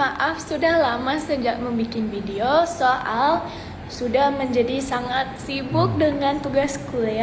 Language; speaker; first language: Indonesian; non-native, fluent; English